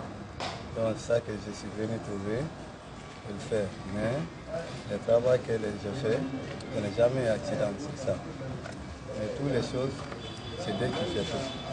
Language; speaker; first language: French; non-native, learner; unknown